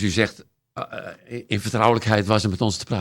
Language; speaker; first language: Dutch; native; Dutch